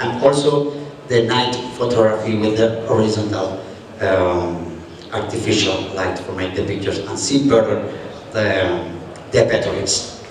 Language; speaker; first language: English; non-native, fluent; Spanish